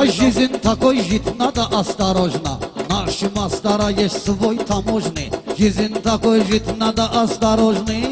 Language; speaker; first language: Russian; non-native, local second language; Talysh